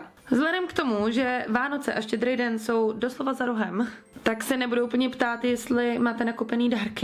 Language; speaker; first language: Czech; native; Czech